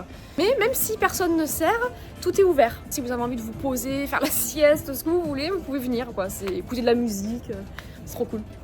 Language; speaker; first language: French; native; French